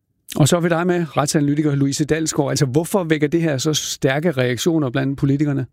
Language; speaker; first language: Danish; native; Danish